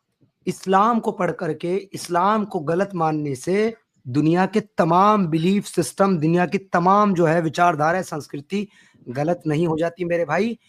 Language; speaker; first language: Hindi; native; Hindi